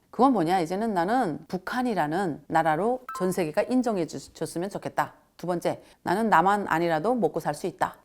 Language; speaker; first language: Korean; native; Korean